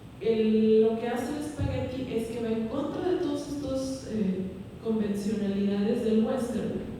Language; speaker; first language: Spanish; native; Spanish